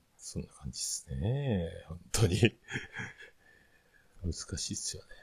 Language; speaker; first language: Japanese; native; Japanese